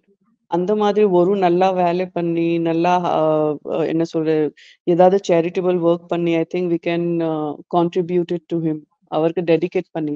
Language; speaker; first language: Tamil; non-native, fluent; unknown